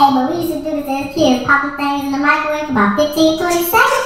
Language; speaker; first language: English; native; English